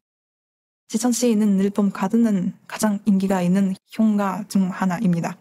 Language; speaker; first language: Korean; non-native, fluent; Kazakh